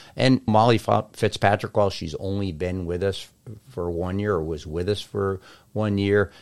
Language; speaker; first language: English; native; English